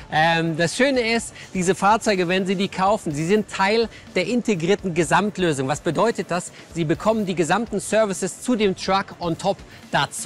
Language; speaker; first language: German; native; German